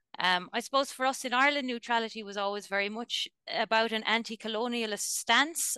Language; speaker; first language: English; native; English